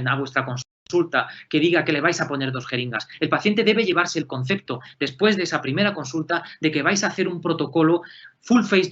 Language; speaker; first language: Spanish; native; Spanish